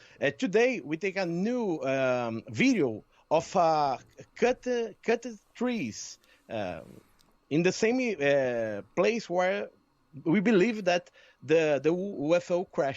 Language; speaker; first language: English; non-native, learner; Portuguese